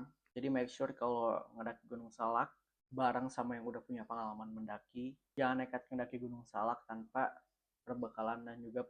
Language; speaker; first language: Indonesian; native; Indonesian